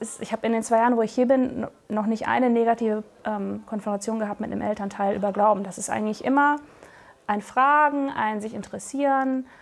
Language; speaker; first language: German; native; German